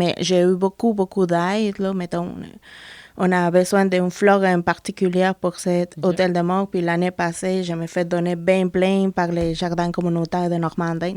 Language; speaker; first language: French; non-native, fluent; Spanish